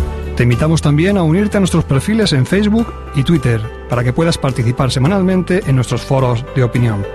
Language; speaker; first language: Spanish; native; Spanish